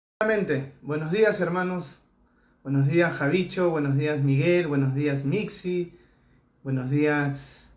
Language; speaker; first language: Spanish; native; Spanish